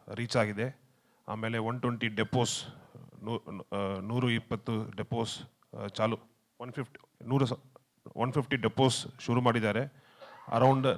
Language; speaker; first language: Kannada; non-native, learner; Tamil